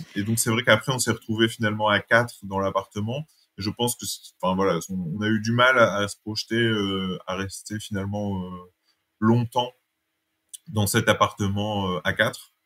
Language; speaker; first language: French; native; French